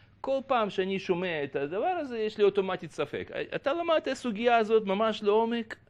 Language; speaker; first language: Hebrew; non-native, fluent; Russian